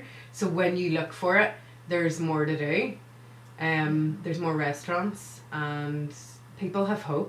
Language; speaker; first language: English; native; English